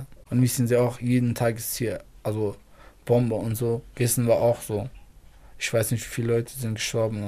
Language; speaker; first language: German; non-native, fluent; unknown